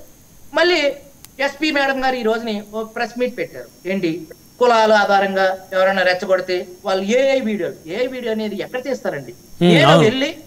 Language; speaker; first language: Telugu; native; Telugu